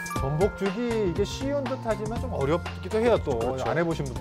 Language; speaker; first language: Korean; native; Korean